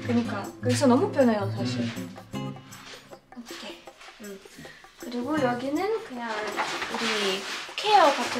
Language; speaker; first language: Korean; non-native, learner; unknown